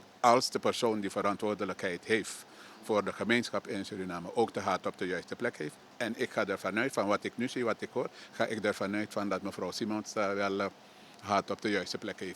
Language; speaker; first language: Dutch; native; Dutch